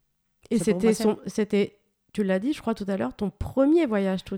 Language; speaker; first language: French; native; French